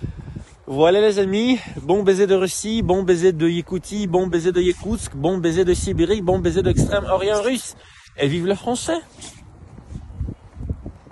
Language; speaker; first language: French; non-native, fluent; Russian